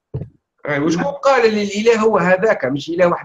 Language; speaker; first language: Arabic; native; Arabic